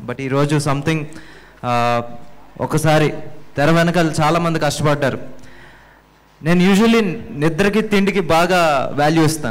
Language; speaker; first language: Telugu; native; Telugu